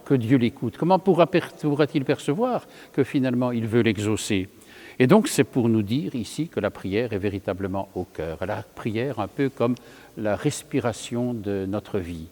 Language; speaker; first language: French; native; French